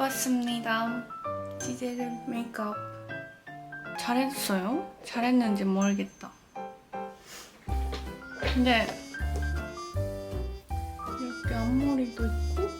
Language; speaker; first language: Korean; non-native, learner; Japanese